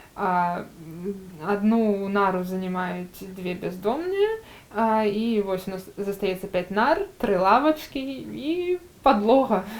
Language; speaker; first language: Belarusian; native; Belarusian